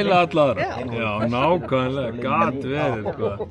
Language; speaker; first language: Icelandic; native; Icelandic